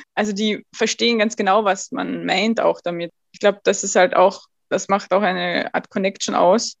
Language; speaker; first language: German; native; German